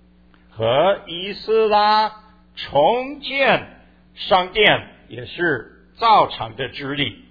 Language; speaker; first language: Chinese; early bilingual, heritage; Chinese